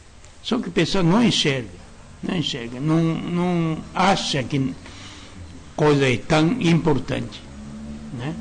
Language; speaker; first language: Portuguese; non-native, learner; Japanese